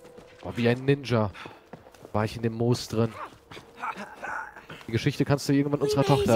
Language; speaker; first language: German; native; German